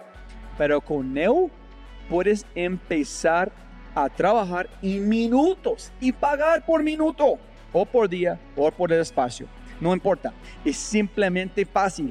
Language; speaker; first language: Spanish; non-native, fluent; English